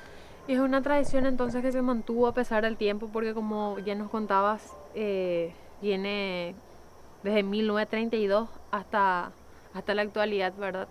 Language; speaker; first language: Spanish; native; Spanish